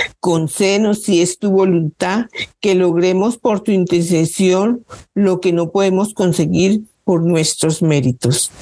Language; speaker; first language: Spanish; native; Spanish